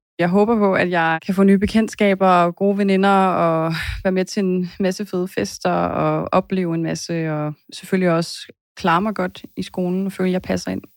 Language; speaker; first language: Danish; native; Danish